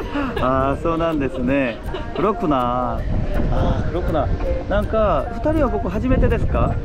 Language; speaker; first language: Japanese; non-native, learner; Korean